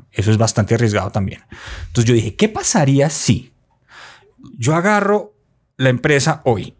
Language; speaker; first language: Spanish; native; Spanish